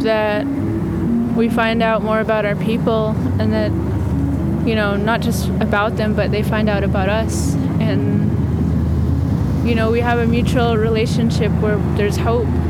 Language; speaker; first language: English; native; English